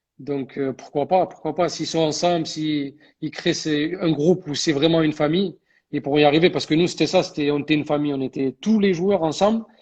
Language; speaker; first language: French; early bilingual, other home language; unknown